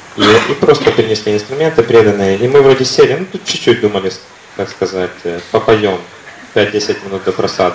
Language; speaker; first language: Russian; native; Russian